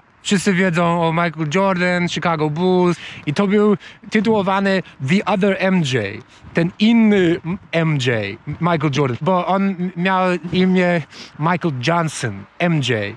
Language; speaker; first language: Polish; non-native, learner; English